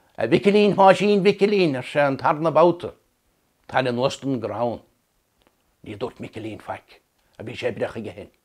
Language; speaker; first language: Irish; native; Irish